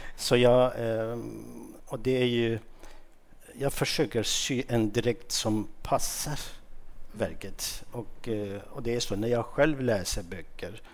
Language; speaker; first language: Swedish; non-native, fluent; Kurdish